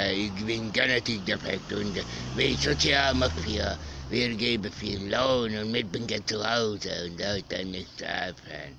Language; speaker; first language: German; non-native, learner; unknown